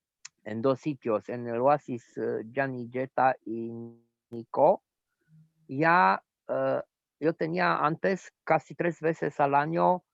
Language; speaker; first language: Spanish; non-native, fluent; Romanian